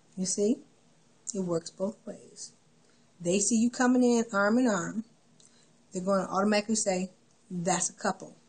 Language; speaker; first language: English; native; English